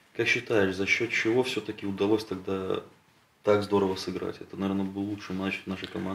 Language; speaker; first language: Russian; native; Russian